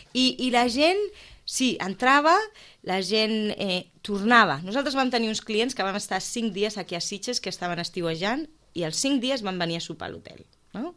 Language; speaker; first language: Catalan; native; Catalan